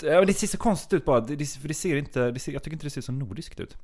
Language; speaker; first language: Swedish; native; Swedish